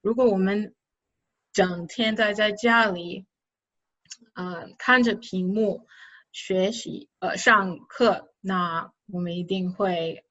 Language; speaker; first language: Chinese; non-native, fluent; English